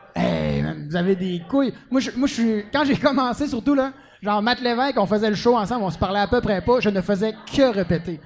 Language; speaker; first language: French; native; French